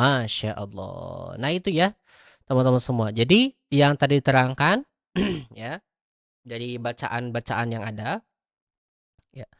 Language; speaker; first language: Indonesian; native; Indonesian